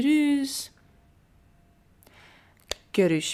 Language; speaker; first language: Turkish; non-native, learner; English